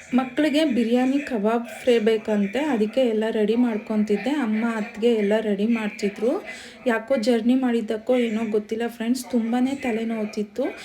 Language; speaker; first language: Kannada; non-native, local second language; Telugu